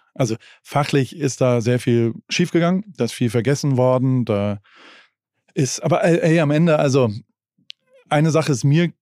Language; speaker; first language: German; native; German